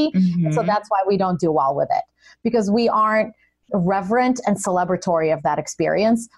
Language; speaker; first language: English; early bilingual, other home language; Russian